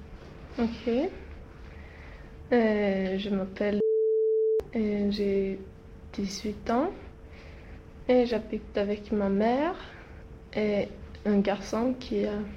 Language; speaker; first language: French; non-native, learner; Swedish